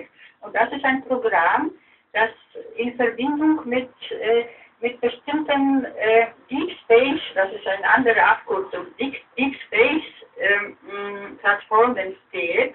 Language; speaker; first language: German; non-native, fluent; Polish